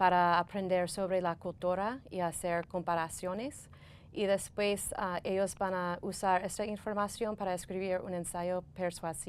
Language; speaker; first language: Spanish; non-native, fluent; English